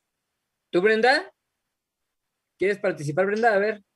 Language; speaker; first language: Spanish; native; Spanish